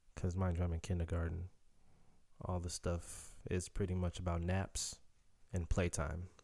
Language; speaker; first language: English; early bilingual, other home language; Haitian Creole